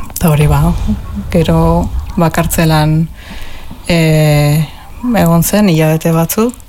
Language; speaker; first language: Basque; non-native, local second language; Spanish